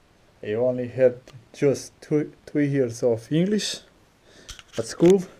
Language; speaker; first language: English; non-native, learner; Portuguese